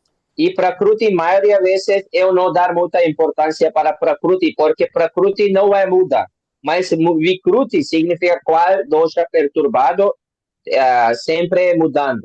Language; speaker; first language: Portuguese; non-native, learner; Hindi